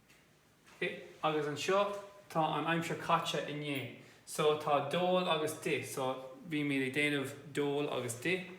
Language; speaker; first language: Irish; non-native, local second language; English